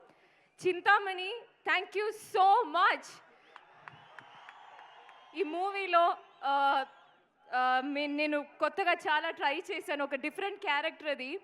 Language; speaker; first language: Telugu; non-native, fluent; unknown